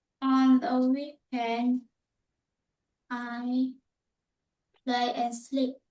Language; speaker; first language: English; non-native, learner; Vietnamese